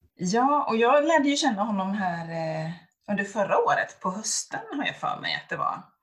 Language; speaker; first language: Swedish; native; Swedish